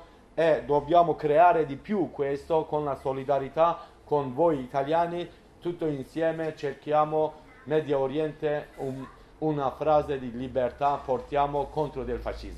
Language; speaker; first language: Italian; non-native, learner; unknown